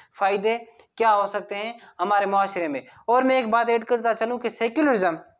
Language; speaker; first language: Urdu; non-native, local second language; Sindhi